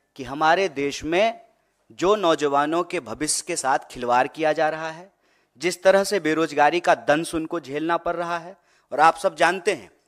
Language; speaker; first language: Hindi; native; Hindi